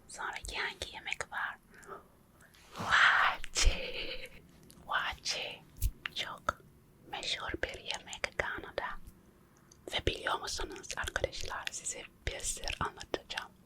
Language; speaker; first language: Turkish; non-native, local second language; English